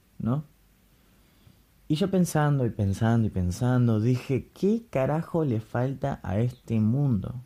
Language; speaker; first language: Spanish; native; Spanish